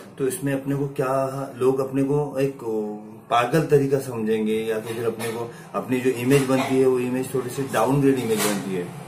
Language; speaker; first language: Hindi; non-native, local second language; Marathi